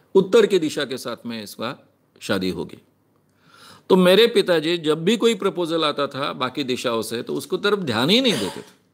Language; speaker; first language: Hindi; non-native, local second language; Marathi